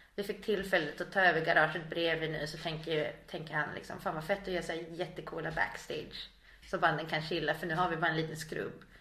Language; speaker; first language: Swedish; native; Swedish